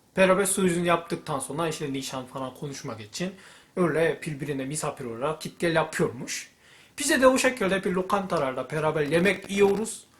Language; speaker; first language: Turkish; non-native, fluent; Korean